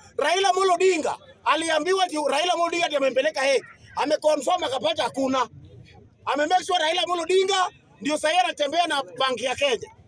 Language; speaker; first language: Swahili; non-native, local second language; Luo (Kenya and Tanzania)